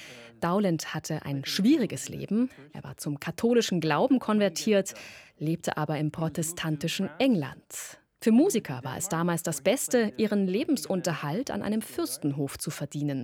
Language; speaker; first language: German; native; German